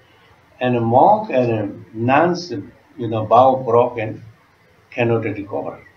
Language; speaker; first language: English; non-native, learner; Tibetan